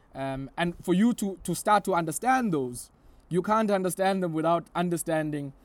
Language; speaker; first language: English; non-native, local second language; Xhosa